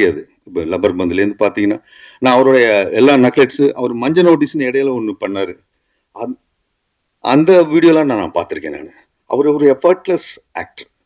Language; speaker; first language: Tamil; native; Tamil